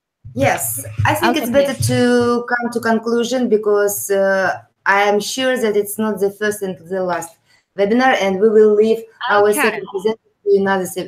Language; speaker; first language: English; non-native, fluent; Uzbek